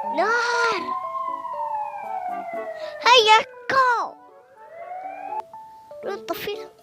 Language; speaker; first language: Arabic; native; Arabic